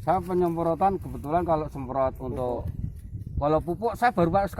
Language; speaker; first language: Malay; non-native, local second language; Javanese